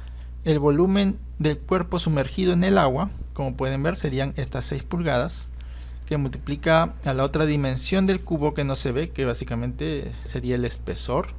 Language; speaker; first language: Spanish; native; Spanish